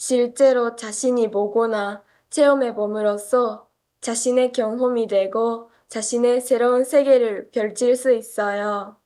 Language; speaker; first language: Korean; non-native, fluent; Japanese